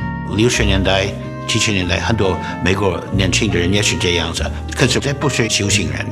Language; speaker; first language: Chinese; non-native, fluent; English